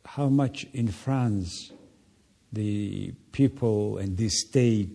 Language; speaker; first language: English; non-native, learner; Mongolian